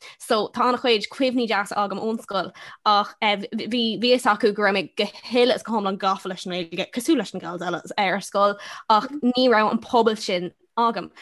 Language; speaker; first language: Irish; non-native, local second language; English